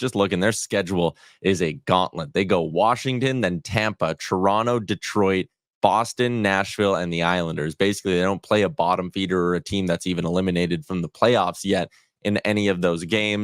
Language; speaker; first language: English; native; English